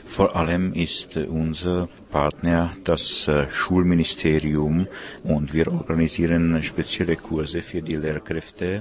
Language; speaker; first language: German; non-native, fluent; Czech